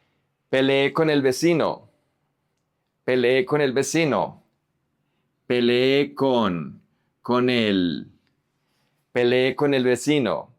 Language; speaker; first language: Spanish; non-native, fluent; English